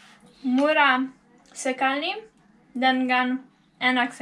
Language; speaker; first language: Indonesian; non-native, learner; Polish